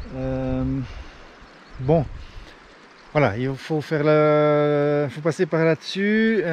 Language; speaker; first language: French; native; French